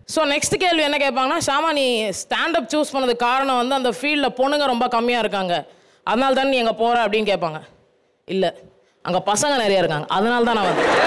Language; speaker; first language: Tamil; non-native, local second language; Telugu